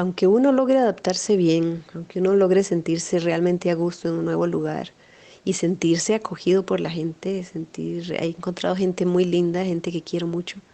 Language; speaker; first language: Spanish; native; Spanish